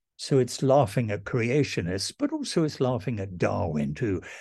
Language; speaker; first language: English; native; English